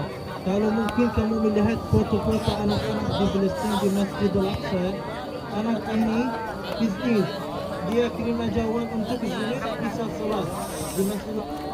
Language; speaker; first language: Indonesian; non-native, learner; Arabic